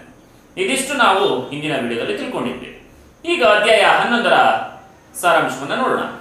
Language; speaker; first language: Kannada; native; Kannada